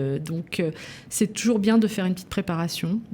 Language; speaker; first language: French; native; French